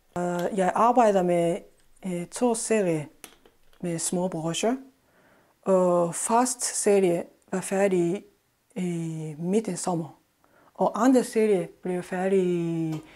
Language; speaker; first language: Danish; non-native, fluent; Japanese